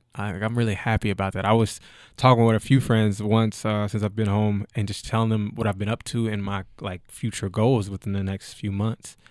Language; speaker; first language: English; native; English